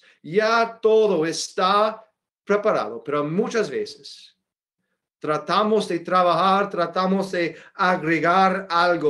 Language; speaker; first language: Spanish; non-native, fluent; English